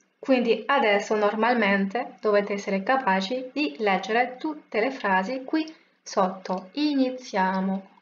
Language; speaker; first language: Italian; non-native, fluent; French